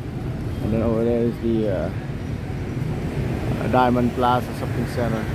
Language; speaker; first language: English; non-native, learner; Vietnamese